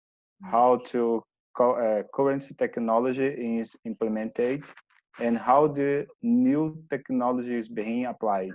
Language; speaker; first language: English; non-native, learner; Portuguese